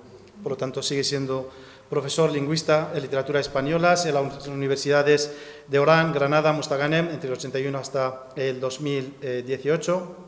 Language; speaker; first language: Spanish; native; Spanish